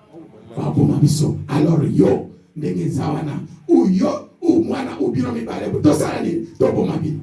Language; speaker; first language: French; non-native, local second language; Lingala